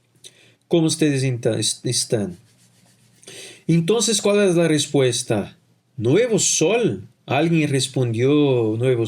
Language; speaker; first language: Spanish; non-native, fluent; Portuguese